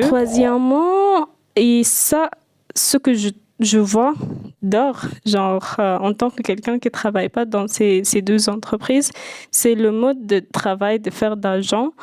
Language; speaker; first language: French; non-native, fluent; Arabic